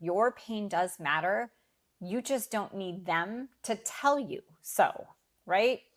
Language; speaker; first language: English; native; English